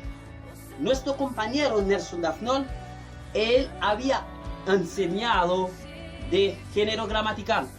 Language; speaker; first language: Spanish; non-native, fluent; Haitian Creole